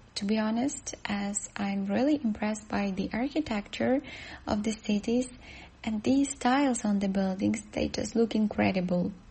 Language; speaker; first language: English; non-native, fluent; Ukrainian